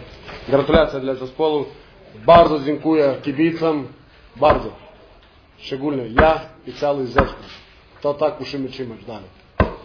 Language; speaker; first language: Polish; non-native, fluent; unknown